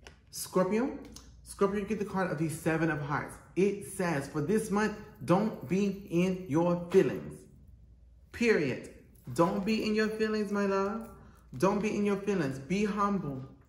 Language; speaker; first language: English; native; English